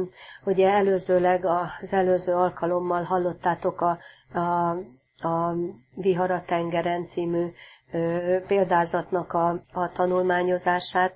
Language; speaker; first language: Hungarian; native; Hungarian